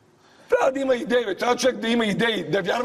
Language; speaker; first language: Bulgarian; native; Bulgarian